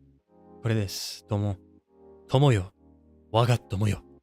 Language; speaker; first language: Japanese; non-native, learner; English